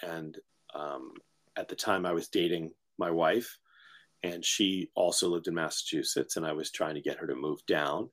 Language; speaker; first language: English; native; English